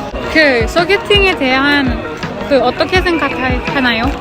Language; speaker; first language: Korean; non-native, learner; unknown